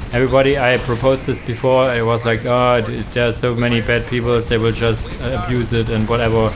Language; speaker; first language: English; non-native, fluent; German